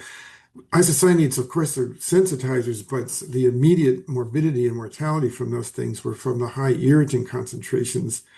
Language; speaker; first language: English; native; English